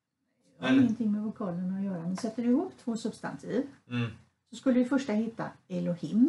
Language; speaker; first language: Swedish; native; Swedish